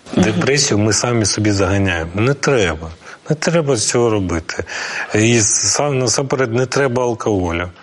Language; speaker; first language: Ukrainian; non-native, local second language; Russian